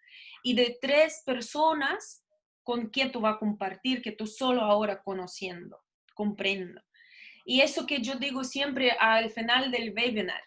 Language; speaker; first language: Spanish; non-native, learner; Russian